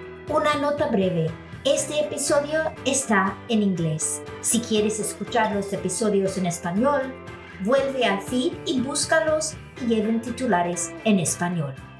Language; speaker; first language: Spanish; non-native, fluent; English